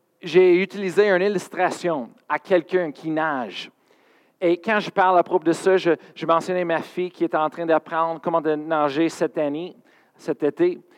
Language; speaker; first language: French; non-native, fluent; English